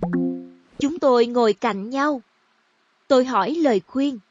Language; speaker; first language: Vietnamese; non-native, learner; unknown